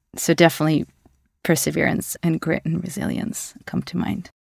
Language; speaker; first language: English; early bilingual, other home language; Russian